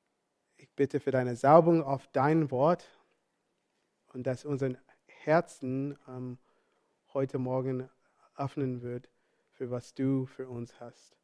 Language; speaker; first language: German; non-native, fluent; English